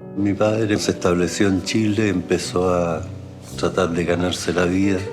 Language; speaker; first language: Spanish; early bilingual, other home language; German